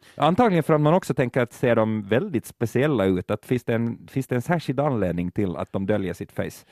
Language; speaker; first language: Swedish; native; Swedish